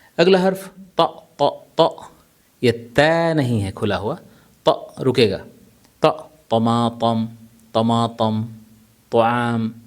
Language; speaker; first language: Urdu; native; Urdu